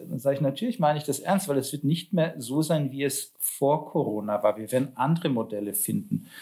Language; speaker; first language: German; early bilingual, other home language; Polish